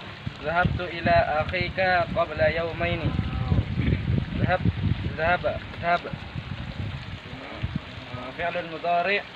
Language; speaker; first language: Arabic; non-native, learner; Indonesian